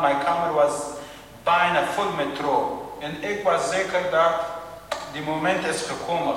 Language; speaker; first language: Dutch; non-native, fluent; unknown